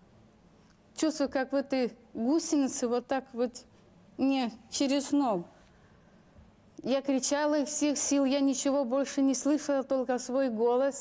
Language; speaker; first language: Russian; non-native, local second language; Lithuanian